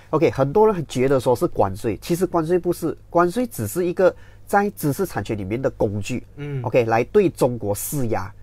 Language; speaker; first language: Chinese; native; Chinese